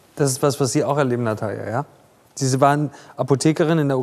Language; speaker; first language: German; native; German